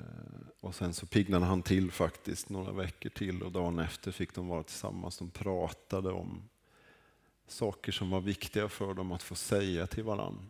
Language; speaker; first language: Swedish; native; Swedish